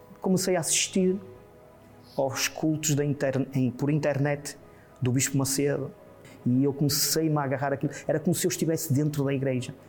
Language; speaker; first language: Portuguese; native; Portuguese